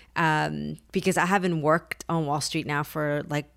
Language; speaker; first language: English; early bilingual, other home language; Spanish